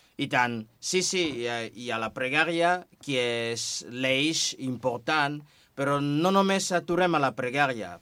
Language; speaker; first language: Catalan; non-native, fluent; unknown